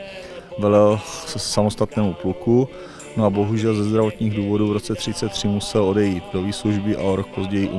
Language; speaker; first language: Czech; native; Czech